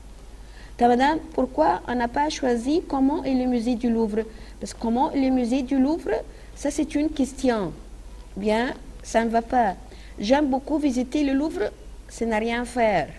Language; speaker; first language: French; non-native, fluent; Arabic